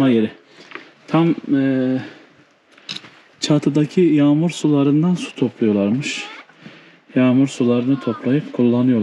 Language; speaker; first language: Turkish; native; Turkish